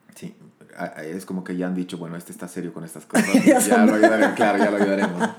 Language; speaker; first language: Spanish; native; Spanish